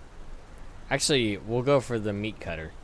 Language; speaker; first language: English; native; English